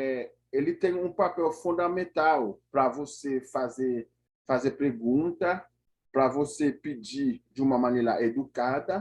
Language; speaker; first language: Portuguese; non-native, fluent; Haitian Creole